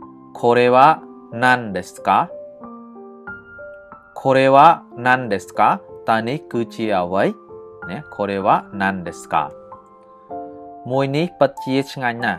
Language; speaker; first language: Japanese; non-native, fluent; Khmer